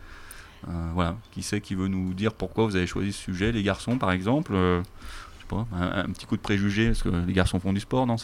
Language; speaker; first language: French; native; French